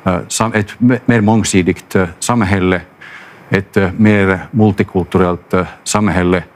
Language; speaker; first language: Swedish; non-native, local second language; Finnish